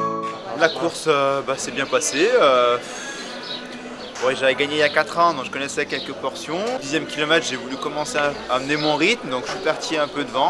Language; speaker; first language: French; native; French